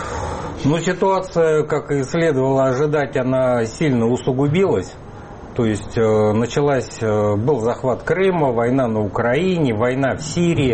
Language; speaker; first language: Russian; native; Russian